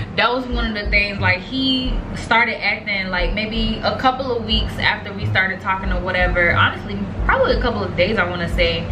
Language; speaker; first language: English; native; English